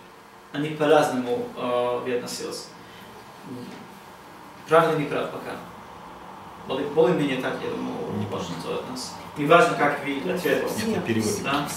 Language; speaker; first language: Russian; non-native, learner; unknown